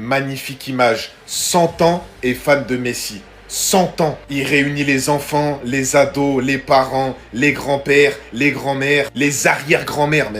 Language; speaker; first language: French; native; French